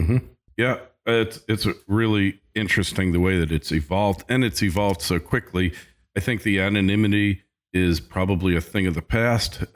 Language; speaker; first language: English; native; English